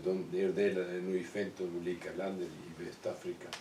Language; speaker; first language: Swedish; non-native, learner; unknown